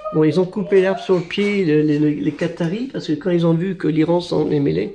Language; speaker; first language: French; native; French